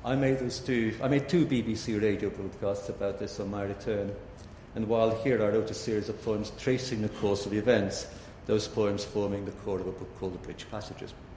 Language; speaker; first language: English; early bilingual, other home language; Hungarian